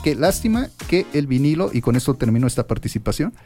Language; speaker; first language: Spanish; native; Spanish